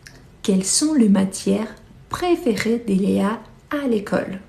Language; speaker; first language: French; non-native, fluent; Portuguese